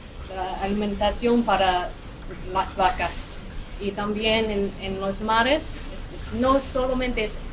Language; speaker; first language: Spanish; non-native, fluent; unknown